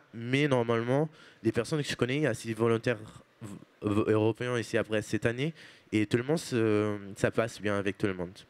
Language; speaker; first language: French; non-native, fluent; Portuguese